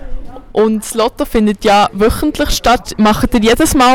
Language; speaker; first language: German; native; German